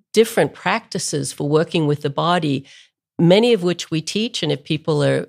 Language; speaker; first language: English; native; English